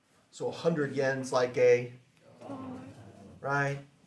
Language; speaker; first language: English; native; English